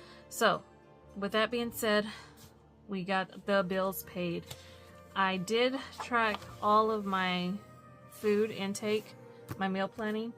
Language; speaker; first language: English; native; English